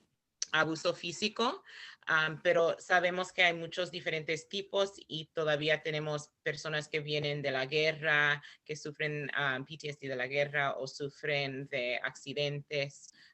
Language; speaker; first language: Spanish; early bilingual, heritage; Spanish